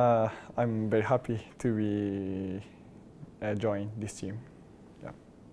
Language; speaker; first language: English; non-native, learner; Japanese